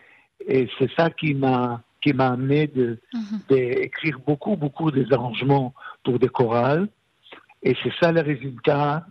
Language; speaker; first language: French; non-native, fluent; Hebrew